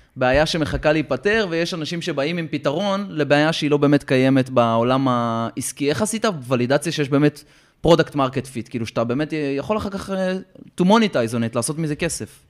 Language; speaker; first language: Hebrew; native; Hebrew